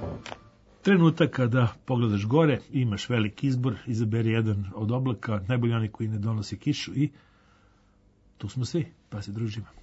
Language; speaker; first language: Croatian; native; Croatian